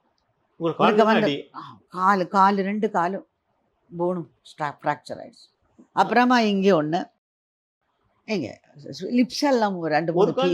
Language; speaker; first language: Tamil; non-native, learner; Malayalam